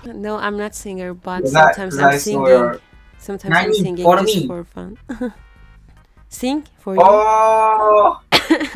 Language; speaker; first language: English; non-native, learner; Turkish